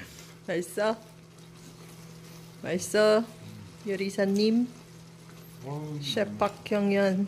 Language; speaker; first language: Korean; non-native, learner; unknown